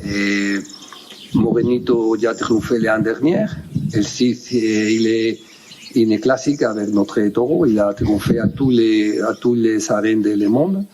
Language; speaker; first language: French; non-native, learner; Spanish